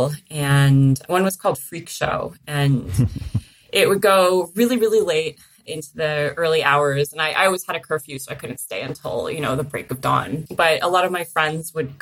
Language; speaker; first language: English; native; English